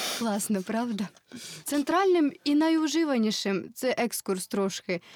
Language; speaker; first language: Ukrainian; non-native, local second language; Russian